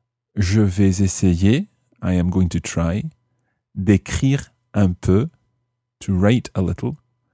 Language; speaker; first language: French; non-native, fluent; English